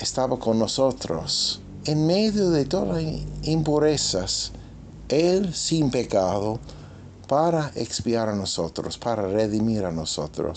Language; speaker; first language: Spanish; non-native, fluent; English